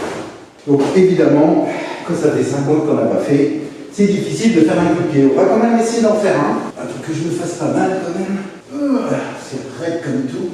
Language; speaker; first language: French; native; French